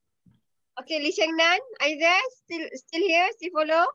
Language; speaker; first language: English; non-native, local second language; Malay